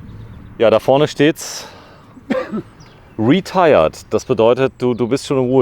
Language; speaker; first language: German; native; German